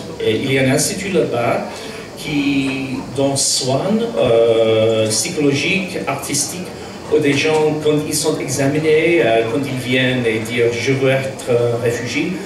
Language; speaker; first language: French; non-native, fluent; English